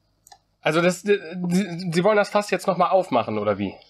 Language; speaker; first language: German; native; German